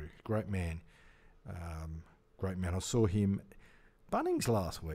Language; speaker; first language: English; native; English